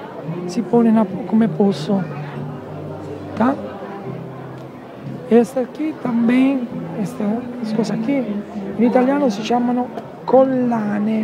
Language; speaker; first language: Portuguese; non-native, learner; Italian